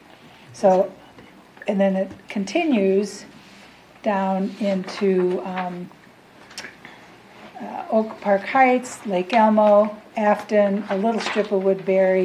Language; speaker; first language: English; native; English